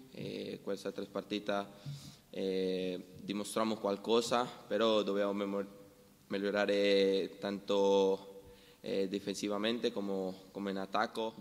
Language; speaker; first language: Italian; non-native, learner; Spanish